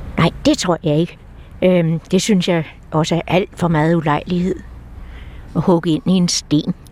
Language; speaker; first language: Danish; native; Danish